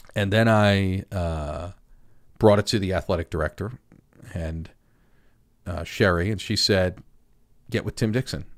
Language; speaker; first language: English; native; English